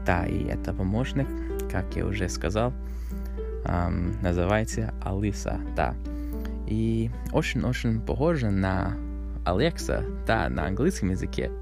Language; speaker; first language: Russian; non-native, learner; English